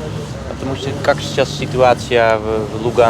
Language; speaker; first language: Russian; non-native, fluent; Dutch